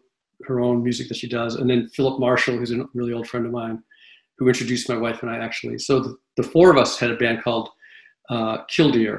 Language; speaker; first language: English; native; English